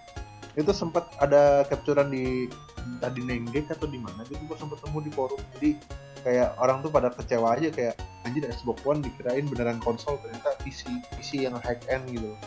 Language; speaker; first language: Indonesian; native; Indonesian